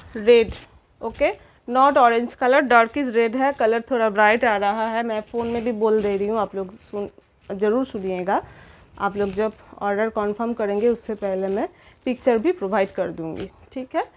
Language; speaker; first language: Hindi; non-native, local second language; Bangla